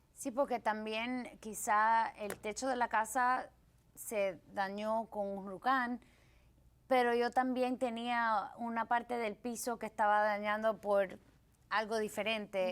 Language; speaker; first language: Spanish; early bilingual, heritage; Spanish